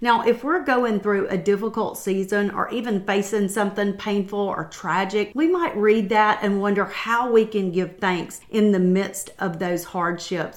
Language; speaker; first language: English; native; English